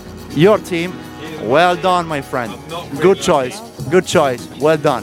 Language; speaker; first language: English; non-native, fluent; Italian